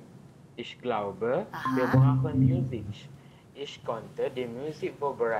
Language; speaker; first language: German; non-native, learner; Malay